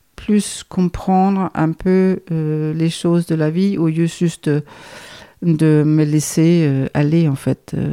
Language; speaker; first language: French; non-native, fluent; Danish